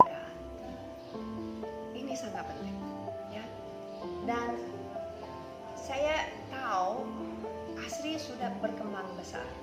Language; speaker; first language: Indonesian; non-native, fluent; English